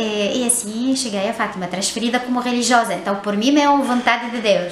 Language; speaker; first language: Portuguese; non-native, fluent; Arabic